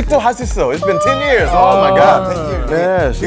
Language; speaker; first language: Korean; non-native, learner; English